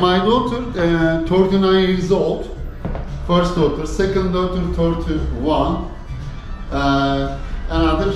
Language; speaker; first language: English; non-native, learner; Turkish